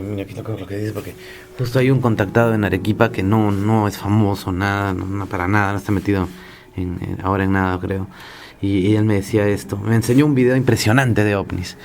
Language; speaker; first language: Spanish; native; Spanish